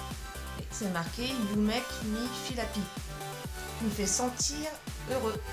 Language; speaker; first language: French; native; French